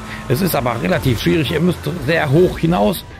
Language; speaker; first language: German; native; German